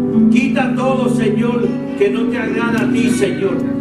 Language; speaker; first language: Spanish; early bilingual, heritage; Spanish